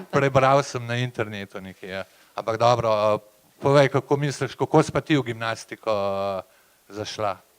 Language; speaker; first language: Slovenian; native; Slovenian